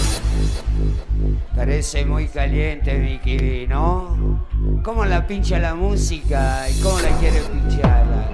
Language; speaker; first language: Spanish; non-native, learner; Italian